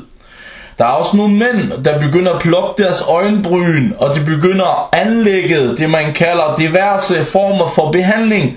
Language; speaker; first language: Danish; early bilingual, other home language; Arabic